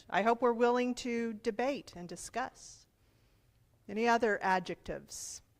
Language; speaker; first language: English; native; English